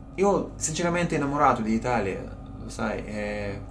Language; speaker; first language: Italian; non-native, learner; Russian